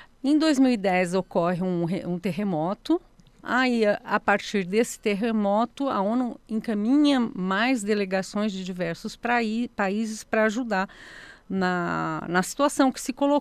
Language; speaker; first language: Portuguese; native; Portuguese